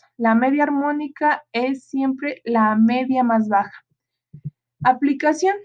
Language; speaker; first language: Spanish; native; Spanish